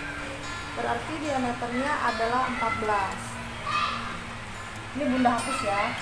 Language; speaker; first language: Indonesian; native; Indonesian